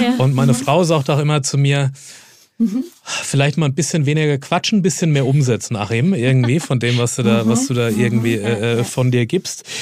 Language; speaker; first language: German; native; German